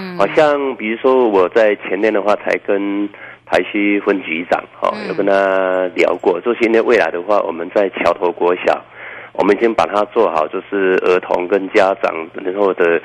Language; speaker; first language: Chinese; native; Chinese